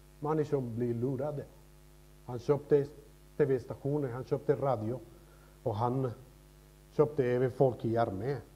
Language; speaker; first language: Swedish; non-native, fluent; Spanish